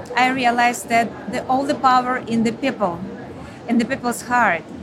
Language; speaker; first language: English; non-native, learner; Ukrainian